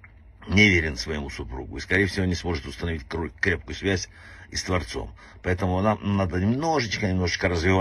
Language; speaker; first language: Russian; native; Russian